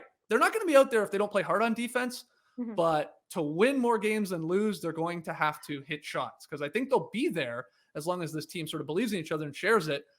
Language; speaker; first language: English; native; English